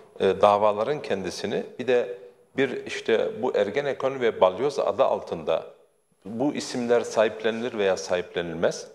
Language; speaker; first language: Turkish; early bilingual, heritage; Turkish